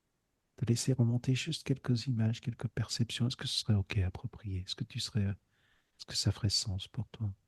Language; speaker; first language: French; native; French